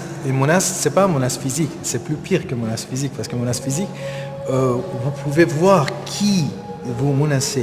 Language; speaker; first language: French; non-native, learner; Persian